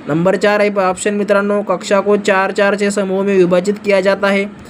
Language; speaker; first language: Hindi; non-native, local second language; Marathi